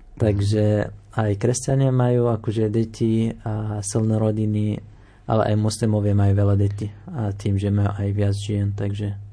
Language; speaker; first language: Slovak; non-native, fluent; Arabic